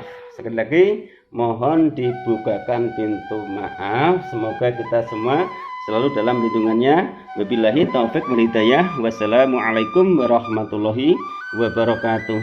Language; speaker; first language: Indonesian; native; Indonesian